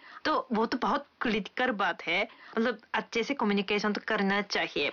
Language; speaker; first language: Hindi; non-native, fluent; Japanese